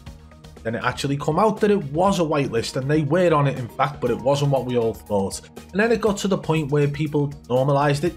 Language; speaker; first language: English; native; English